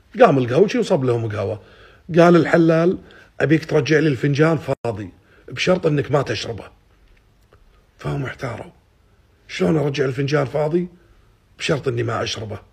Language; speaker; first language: Arabic; native; Arabic